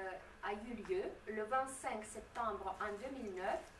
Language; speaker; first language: French; non-native, fluent; Romanian